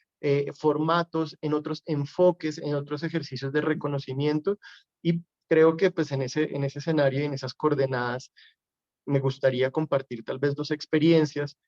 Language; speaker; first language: Spanish; native; Spanish